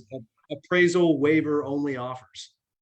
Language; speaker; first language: English; native; English